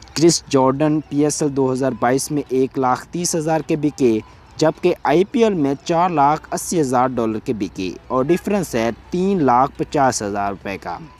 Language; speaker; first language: Urdu; native; Urdu